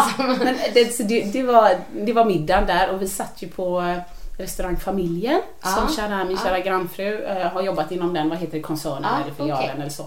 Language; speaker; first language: Swedish; native; Swedish